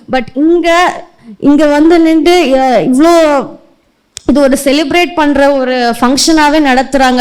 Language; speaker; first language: Tamil; early bilingual, heritage; Tamil